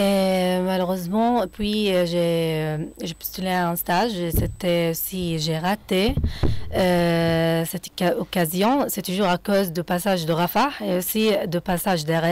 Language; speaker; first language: French; non-native, fluent; Arabic